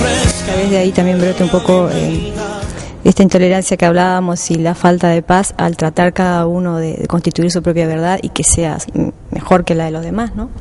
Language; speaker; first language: Spanish; native; Spanish